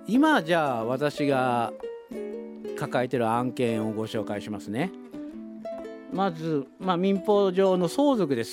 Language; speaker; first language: Japanese; native; Japanese